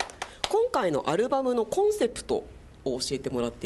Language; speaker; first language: Japanese; native; Japanese